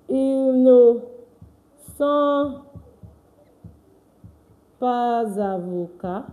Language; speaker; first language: French; non-native, fluent; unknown